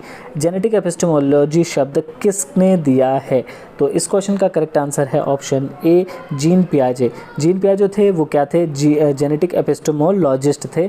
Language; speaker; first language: Hindi; native; Hindi